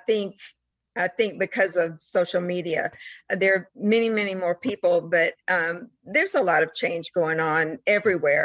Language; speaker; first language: English; native; English